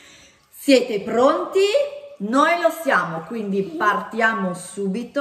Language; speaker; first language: Italian; native; Italian